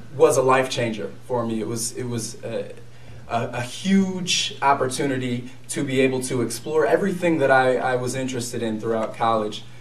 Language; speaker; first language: English; native; English